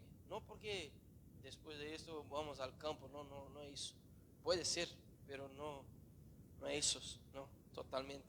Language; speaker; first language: Spanish; non-native, learner; Portuguese